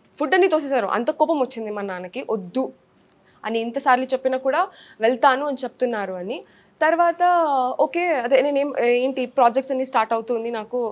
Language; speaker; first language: Telugu; native; Telugu